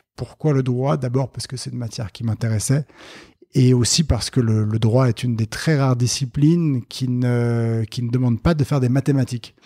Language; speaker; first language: French; native; French